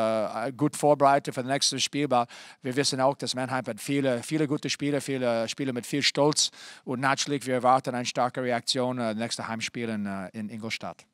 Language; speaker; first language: German; non-native, fluent; English